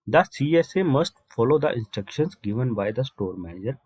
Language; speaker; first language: English; non-native, local second language; Punjabi